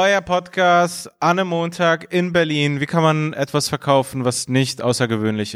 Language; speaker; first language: German; early bilingual, other home language; Persian